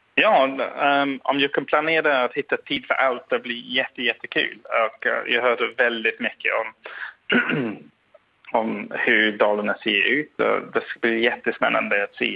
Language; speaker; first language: Swedish; non-native, fluent; English